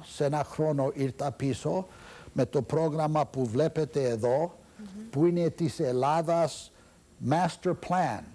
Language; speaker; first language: Greek; early bilingual, heritage; Greek